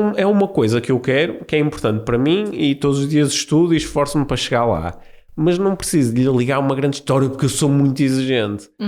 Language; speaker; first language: Portuguese; native; Portuguese